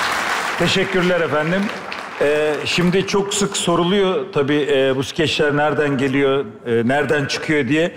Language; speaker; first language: Turkish; native; Turkish